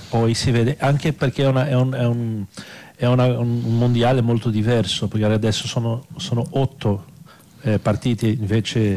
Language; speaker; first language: Italian; non-native, fluent; Portuguese